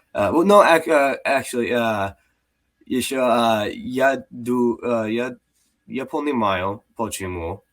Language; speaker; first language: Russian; non-native, learner; English